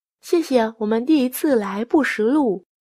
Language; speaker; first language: Chinese; non-native, fluent; Vietnamese